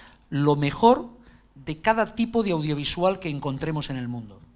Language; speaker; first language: Spanish; native; Spanish